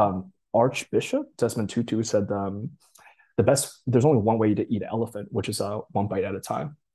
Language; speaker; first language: English; early bilingual, other home language; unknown